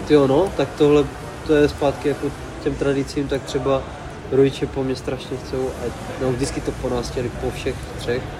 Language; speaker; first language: Czech; early bilingual, other home language; Vietnamese